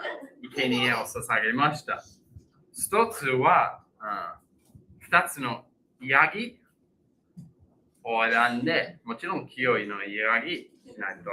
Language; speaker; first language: Japanese; non-native, fluent; English